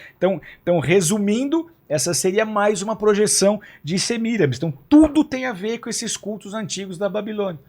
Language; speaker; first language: Portuguese; native; Portuguese